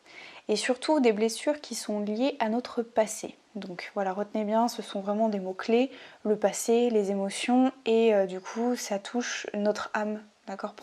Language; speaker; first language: French; native; French